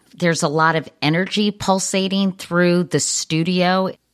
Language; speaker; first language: English; native; English